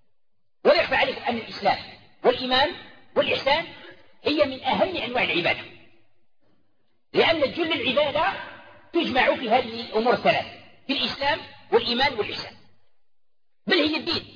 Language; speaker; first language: Arabic; native; Arabic